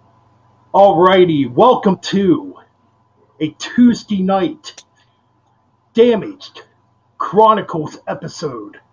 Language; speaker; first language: English; native; English